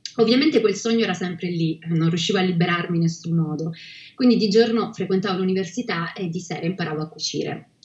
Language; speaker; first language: Italian; native; Italian